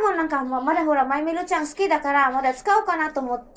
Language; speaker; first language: Japanese; early bilingual, other home language; Cebuano